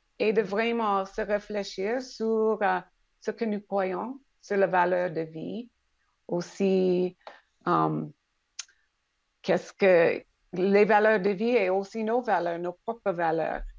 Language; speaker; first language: French; non-native, local second language; English